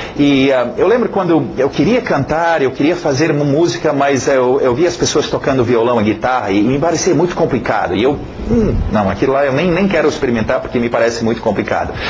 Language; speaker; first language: Portuguese; non-native, fluent; English